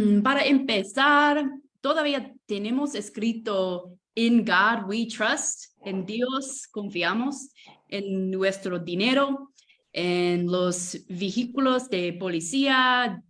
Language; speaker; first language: Spanish; non-native, fluent; English